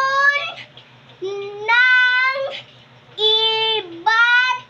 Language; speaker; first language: Filipino; non-native, local second language; Cebuano